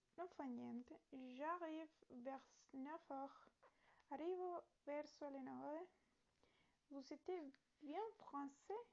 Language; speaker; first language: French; non-native, learner; Italian